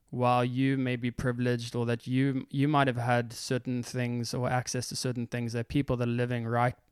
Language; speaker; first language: English; native; English